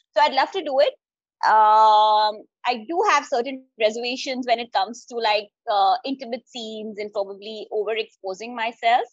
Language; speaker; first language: English; non-native, local second language; Hindi